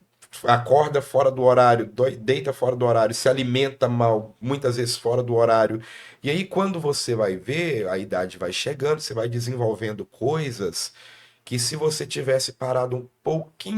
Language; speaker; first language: Portuguese; native; Portuguese